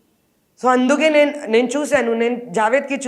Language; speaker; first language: Telugu; non-native, local second language; Hindi